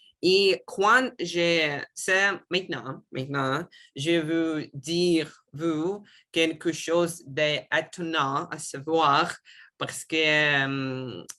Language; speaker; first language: French; non-native, learner; Russian